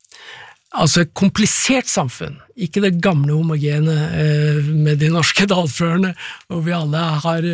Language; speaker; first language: Norwegian; native; Norwegian